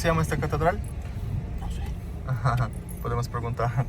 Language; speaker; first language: Spanish; non-native, learner; Russian